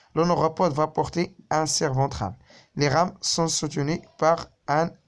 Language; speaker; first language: French; non-native, local second language; Arabic